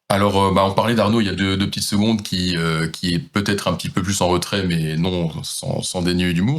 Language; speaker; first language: French; native; French